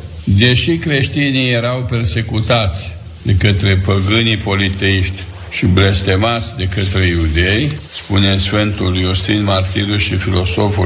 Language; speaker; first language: Romanian; native; Romanian